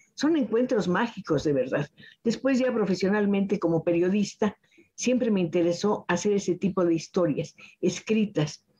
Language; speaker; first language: Spanish; native; Spanish